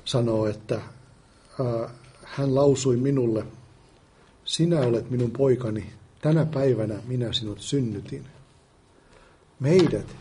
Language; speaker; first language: Finnish; native; Finnish